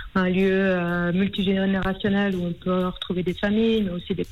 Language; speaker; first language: French; native; French